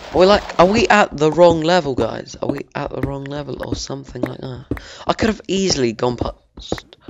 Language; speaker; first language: English; native; English